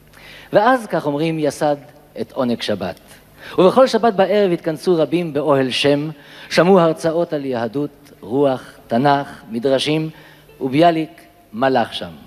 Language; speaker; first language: Hebrew; native; Hebrew